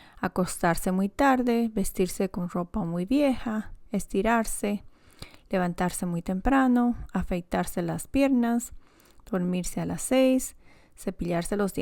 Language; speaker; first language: Spanish; non-native, fluent; English